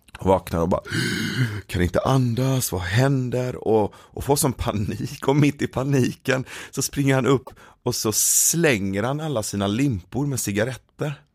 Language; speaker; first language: Swedish; early bilingual, other home language; Persian